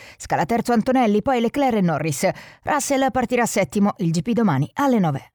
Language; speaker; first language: Italian; native; Italian